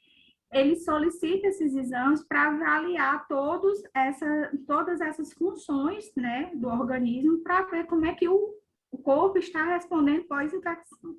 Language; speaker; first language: Portuguese; native; Portuguese